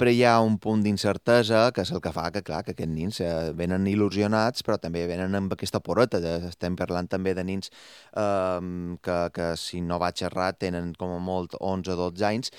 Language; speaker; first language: Catalan; native; Catalan